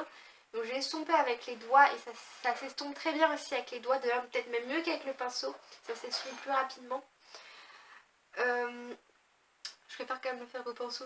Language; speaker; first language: French; native; French